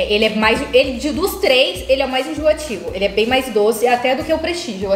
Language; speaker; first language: Portuguese; native; Portuguese